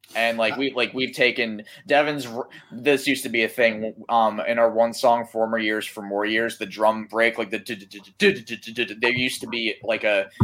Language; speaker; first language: English; native; English